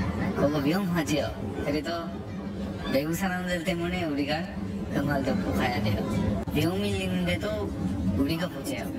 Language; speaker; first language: Korean; non-native, learner; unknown